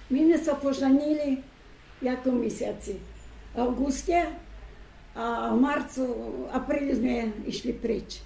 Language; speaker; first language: Slovak; non-native, learner; Ukrainian